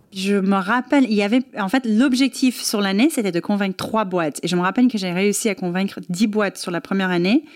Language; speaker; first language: French; non-native, fluent; English